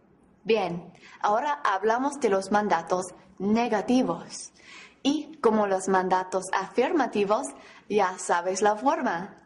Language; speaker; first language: Spanish; non-native, fluent; English